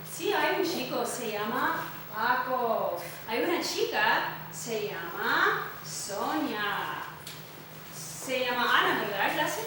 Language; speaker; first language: Spanish; non-native, fluent; English